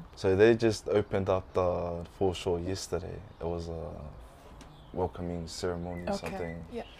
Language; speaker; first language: English; early bilingual, other home language; Tongan